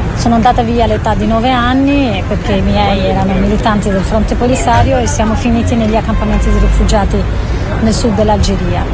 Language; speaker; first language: Italian; non-native, fluent; Arabic